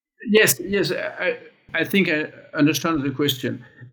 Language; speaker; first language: English; non-native, learner; French